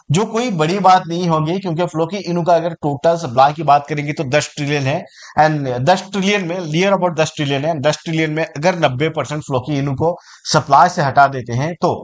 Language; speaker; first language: Hindi; native; Hindi